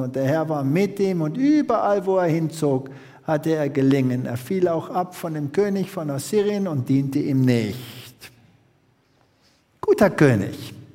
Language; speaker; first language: German; native; German